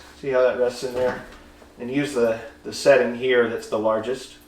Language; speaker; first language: English; native; English